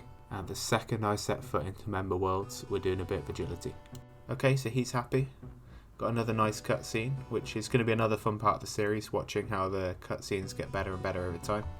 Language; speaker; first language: English; native; English